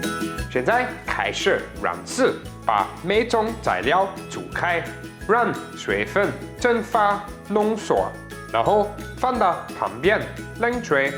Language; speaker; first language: Chinese; non-native, learner; German